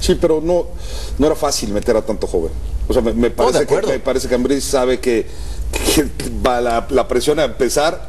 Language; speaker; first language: Spanish; native; Spanish